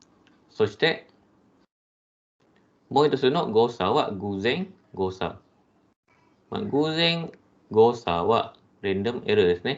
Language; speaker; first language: Japanese; non-native, fluent; Malay